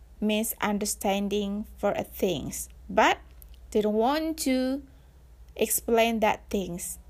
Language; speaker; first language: English; non-native, learner; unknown